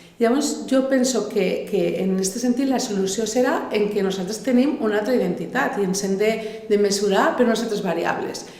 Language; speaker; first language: Catalan; native; Catalan